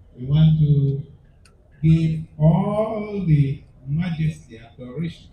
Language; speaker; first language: English; non-native, local second language; Igbo